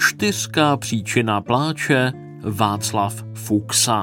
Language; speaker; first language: Czech; native; Czech